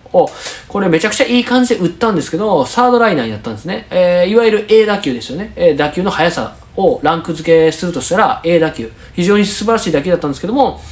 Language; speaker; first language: Japanese; native; Japanese